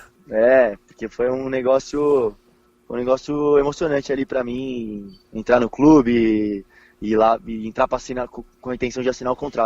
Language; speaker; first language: Portuguese; native; Portuguese